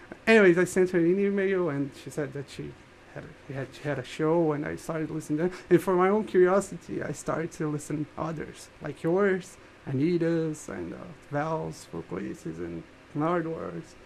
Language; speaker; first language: English; non-native, fluent; Portuguese